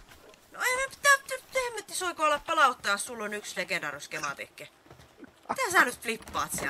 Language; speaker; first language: Finnish; native; Finnish